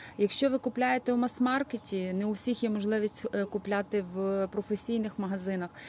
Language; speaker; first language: Ukrainian; native; Ukrainian